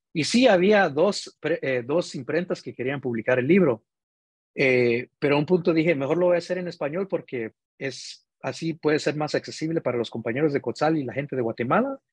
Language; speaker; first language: Spanish; early bilingual, heritage; Spanish